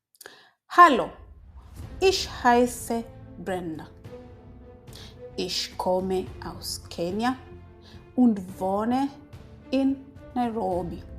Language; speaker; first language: German; non-native, fluent; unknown